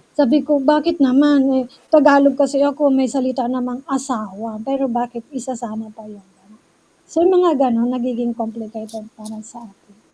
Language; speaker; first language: Filipino; native; Filipino